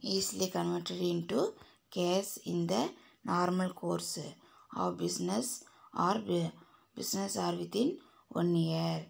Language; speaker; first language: English; non-native, local second language; Tamil